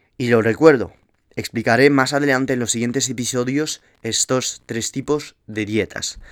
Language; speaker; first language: Spanish; early bilingual, heritage; Spanish